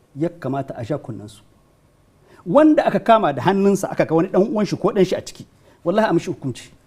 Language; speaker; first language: Hausa; non-native, local second language; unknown